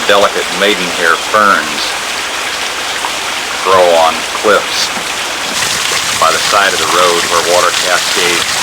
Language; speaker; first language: English; native; English